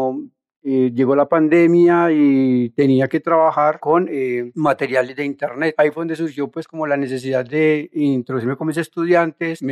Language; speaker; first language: Spanish; native; Spanish